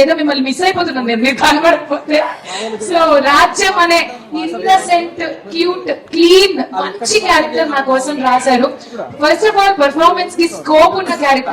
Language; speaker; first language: Telugu; native; Telugu